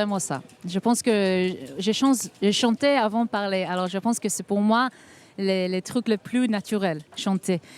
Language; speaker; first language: French; non-native, fluent; Hebrew